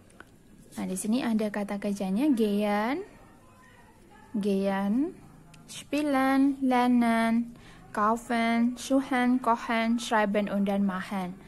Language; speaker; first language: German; non-native, fluent; Indonesian